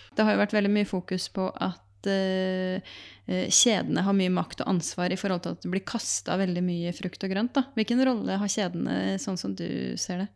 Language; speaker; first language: Norwegian; native; Norwegian